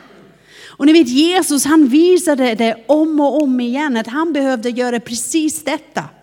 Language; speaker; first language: Swedish; non-native, fluent; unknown